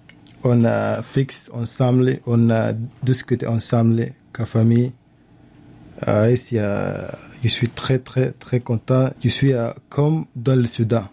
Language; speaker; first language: French; non-native, learner; Arabic